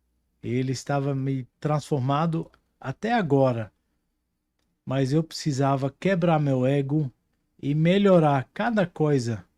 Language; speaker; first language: Portuguese; non-native, fluent; Dutch